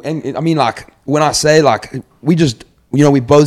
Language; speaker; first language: English; native; English